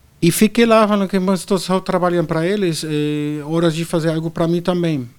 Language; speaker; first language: Portuguese; non-native, fluent; German